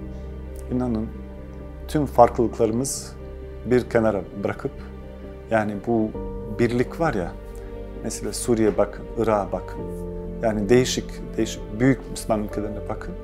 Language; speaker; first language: Turkish; non-native, fluent; Bosnian